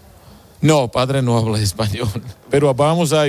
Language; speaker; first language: Spanish; non-native, learner; Georgian